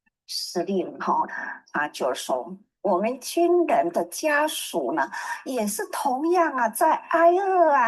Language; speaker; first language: Chinese; native; Chinese